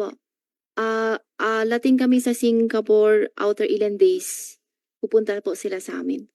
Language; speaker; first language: Filipino; non-native, learner; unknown